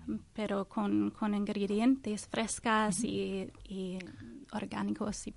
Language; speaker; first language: Spanish; non-native, learner; English